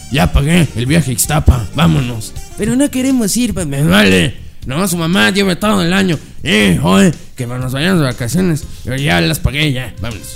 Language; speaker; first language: Spanish; native; Spanish